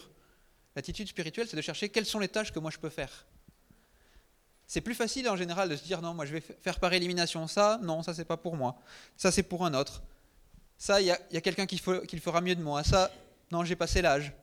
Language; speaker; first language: French; native; French